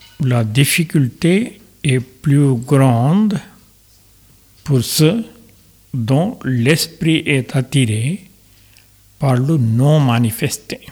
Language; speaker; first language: French; non-native, fluent; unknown